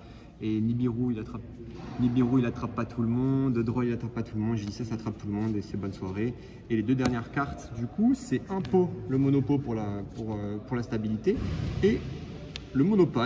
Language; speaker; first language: French; native; French